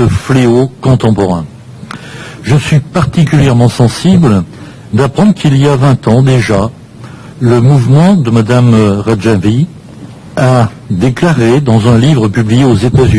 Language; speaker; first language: French; native; French